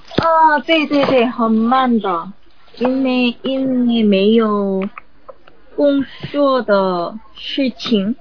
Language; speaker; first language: Chinese; non-native, learner; Korean